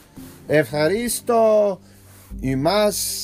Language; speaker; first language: Greek; non-native, learner; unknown